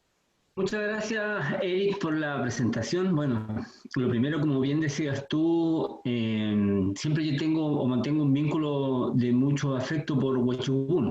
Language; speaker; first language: Spanish; native; Spanish